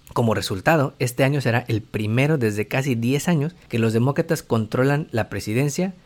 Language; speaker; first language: Spanish; native; Spanish